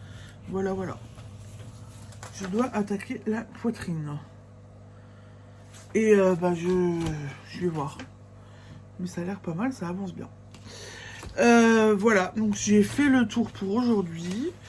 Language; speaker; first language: French; native; French